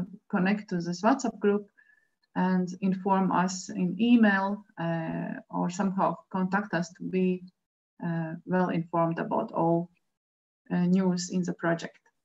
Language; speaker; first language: English; non-native, fluent; Latvian